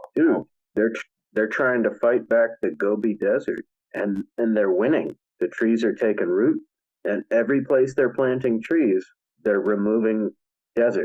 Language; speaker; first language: English; native; English